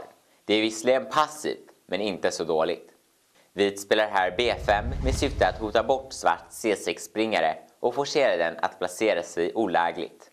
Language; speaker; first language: Swedish; native; Swedish